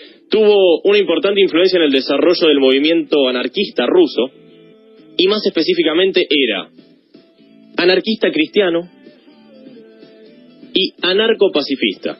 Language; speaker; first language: Spanish; native; Spanish